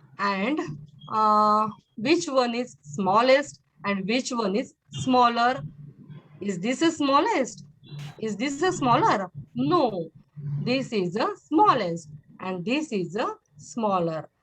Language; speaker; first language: English; non-native, learner; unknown